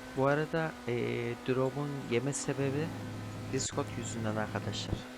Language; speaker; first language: Turkish; native; Turkish